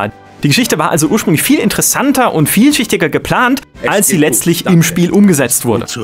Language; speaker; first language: German; native; German